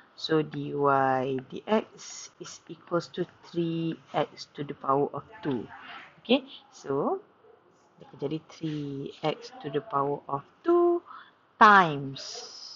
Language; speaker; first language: English; non-native, local second language; Malay